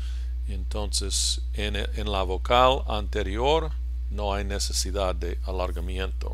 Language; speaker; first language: Spanish; non-native, fluent; English